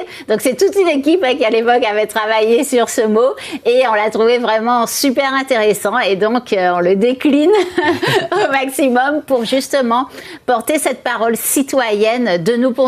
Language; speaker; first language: French; native; French